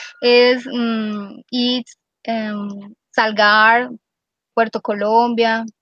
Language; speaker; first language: English; non-native, learner; Spanish